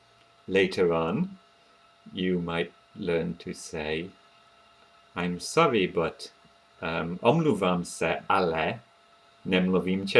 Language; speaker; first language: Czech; non-native, learner; English